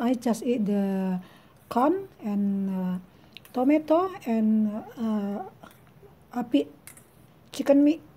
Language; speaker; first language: English; non-native, learner; Indonesian